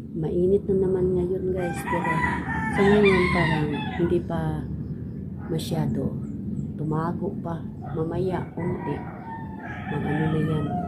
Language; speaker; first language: Filipino; non-native, local second language; Cebuano